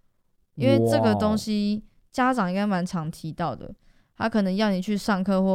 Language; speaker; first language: Chinese; native; Chinese